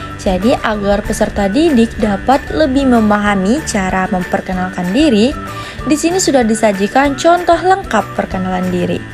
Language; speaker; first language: Indonesian; native; Indonesian